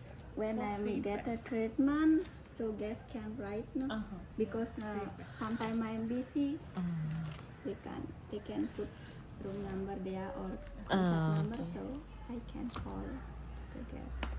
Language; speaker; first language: English; non-native, learner; Indonesian